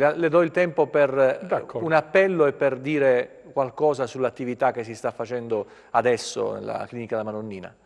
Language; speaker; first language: Italian; native; Italian